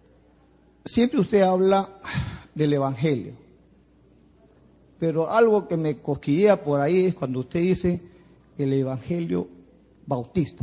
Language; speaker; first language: Spanish; native; Spanish